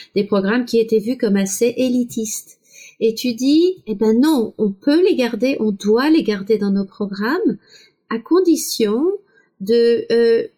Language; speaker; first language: French; native; French